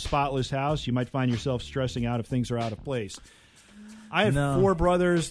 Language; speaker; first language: English; native; English